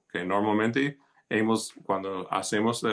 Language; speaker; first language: Spanish; early bilingual, heritage; Spanish